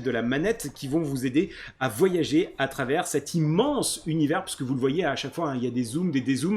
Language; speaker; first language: French; native; French